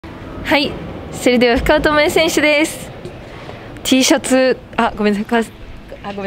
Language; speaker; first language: Japanese; native; Japanese